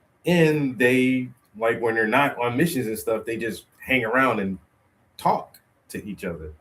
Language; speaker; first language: English; native; English